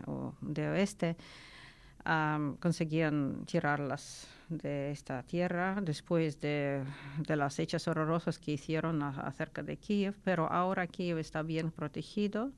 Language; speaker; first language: Spanish; non-native, learner; Ukrainian